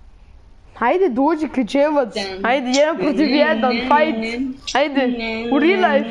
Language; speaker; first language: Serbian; early bilingual, heritage; Serbian